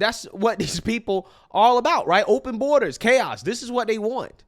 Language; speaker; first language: English; native; English